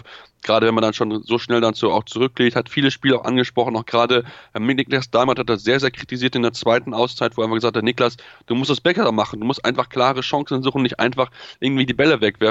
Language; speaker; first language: German; native; German